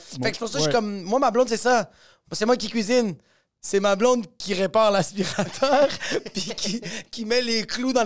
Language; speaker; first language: French; native; French